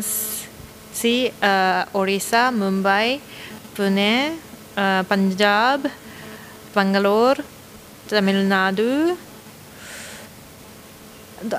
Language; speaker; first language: Hindi; non-native, fluent; Japanese